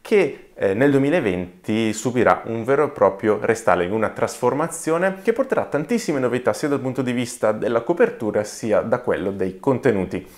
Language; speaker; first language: Italian; native; Italian